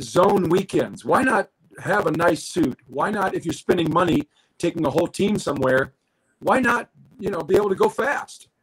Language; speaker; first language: English; native; English